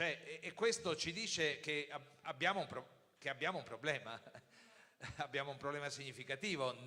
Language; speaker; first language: Italian; native; Italian